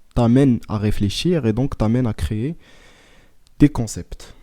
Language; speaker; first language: French; non-native, local second language; Arabic